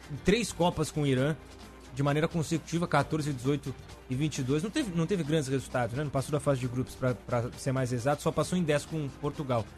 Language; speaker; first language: Portuguese; native; Portuguese